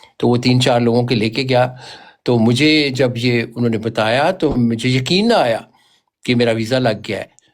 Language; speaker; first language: Urdu; non-native, local second language; Punjabi